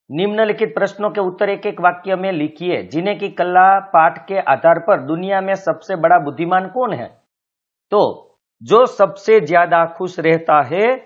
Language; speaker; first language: Hindi; non-native, local second language; Gujarati